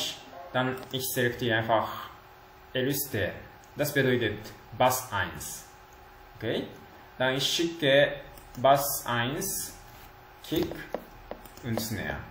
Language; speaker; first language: German; non-native, learner; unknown